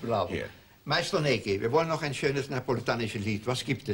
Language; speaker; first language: German; native; German